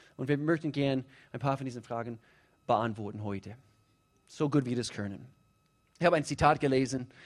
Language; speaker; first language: German; non-native, fluent; English